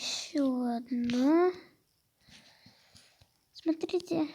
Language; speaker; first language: Russian; non-native, local second language; Kazakh